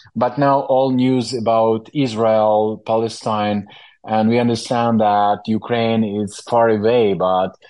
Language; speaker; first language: English; non-native, fluent; Ukrainian